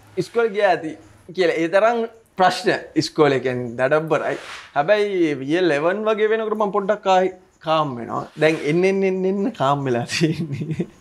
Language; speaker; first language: Sinhala; native; Sinhala